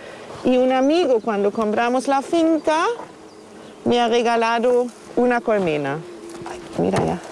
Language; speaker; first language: Spanish; non-native, fluent; German